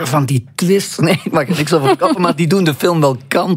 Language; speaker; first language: Dutch; native; Dutch